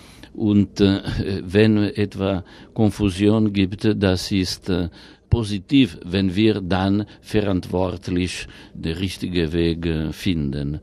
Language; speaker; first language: German; non-native, fluent; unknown